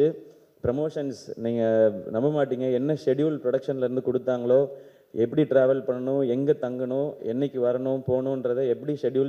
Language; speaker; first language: Tamil; native; Tamil